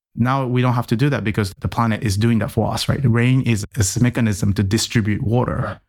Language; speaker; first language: English; non-native, fluent; Japanese